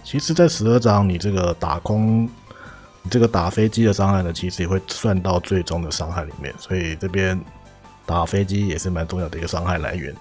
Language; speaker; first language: Chinese; native; Chinese